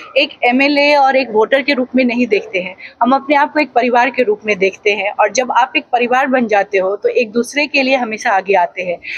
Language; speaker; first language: Hindi; native; Hindi